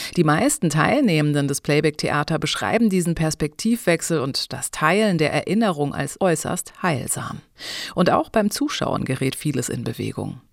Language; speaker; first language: German; native; German